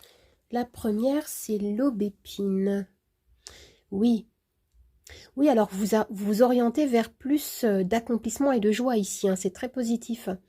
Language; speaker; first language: French; native; French